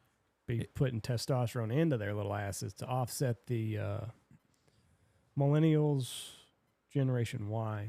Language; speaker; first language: English; native; English